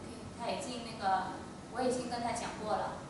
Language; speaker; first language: Chinese; non-native, fluent; Vietnamese